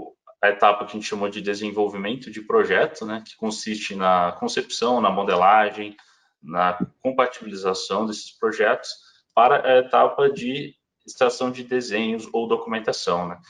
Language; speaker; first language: Portuguese; native; Portuguese